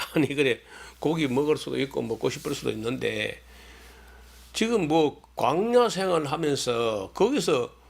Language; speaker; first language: Korean; native; Korean